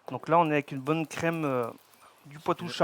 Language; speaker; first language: French; native; French